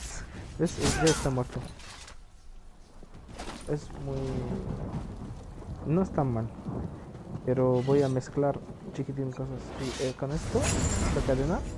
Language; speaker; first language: Spanish; non-native, learner; French